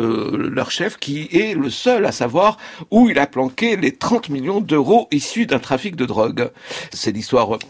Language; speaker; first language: French; native; French